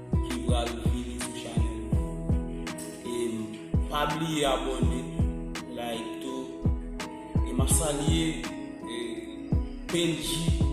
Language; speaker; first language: French; non-native, learner; Haitian Creole